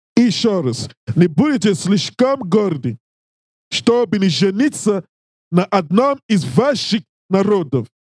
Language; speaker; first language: Russian; non-native, learner; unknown